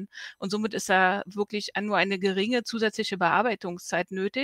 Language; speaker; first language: German; native; German